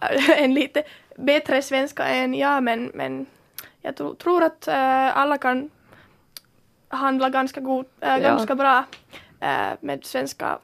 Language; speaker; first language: Swedish; non-native, local second language; Finnish